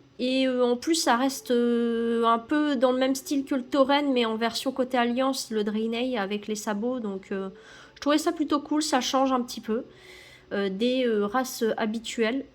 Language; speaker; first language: French; native; French